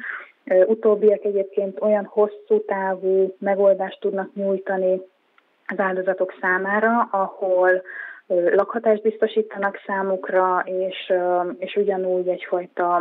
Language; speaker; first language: Hungarian; native; Hungarian